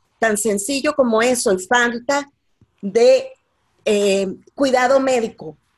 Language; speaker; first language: Spanish; non-native, learner; Swedish